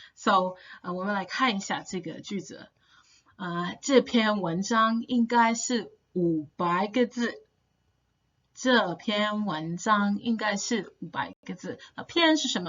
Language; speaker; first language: Chinese; non-native, fluent; English